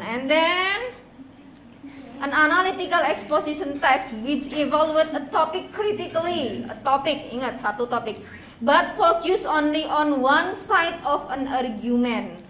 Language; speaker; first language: English; non-native, fluent; Indonesian